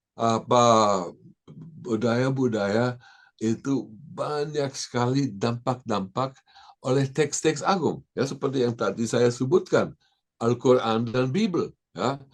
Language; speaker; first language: Indonesian; non-native, fluent; German